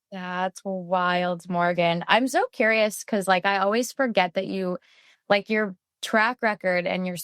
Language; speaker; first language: English; native; English